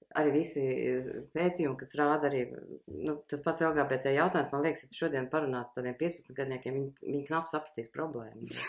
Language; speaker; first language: Latvian; early bilingual, heritage; Latvian